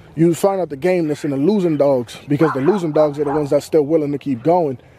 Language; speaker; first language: English; native; English